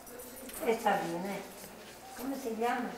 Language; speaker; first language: Spanish; non-native, fluent; Italian